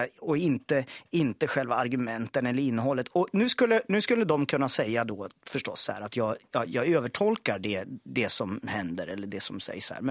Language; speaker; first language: Swedish; native; Swedish